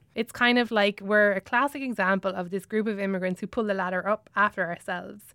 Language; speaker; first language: English; native; English